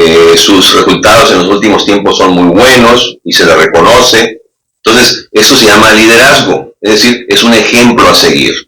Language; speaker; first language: Spanish; native; Spanish